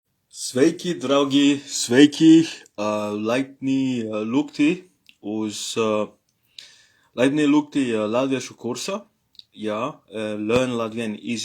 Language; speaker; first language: Latvian; non-native, learner; Morisyen